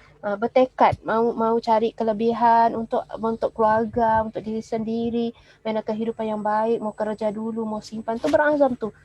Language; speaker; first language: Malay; native; Malay